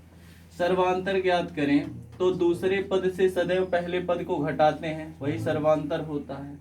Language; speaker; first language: Hindi; native; Hindi